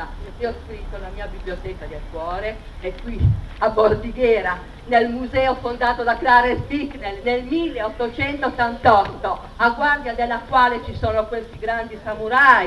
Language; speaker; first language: Italian; native; Italian